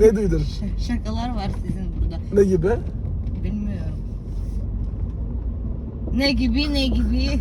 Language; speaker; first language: Turkish; non-native, learner; Russian